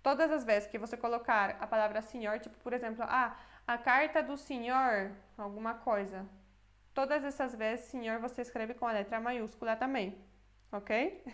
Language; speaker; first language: Portuguese; non-native, fluent; Polish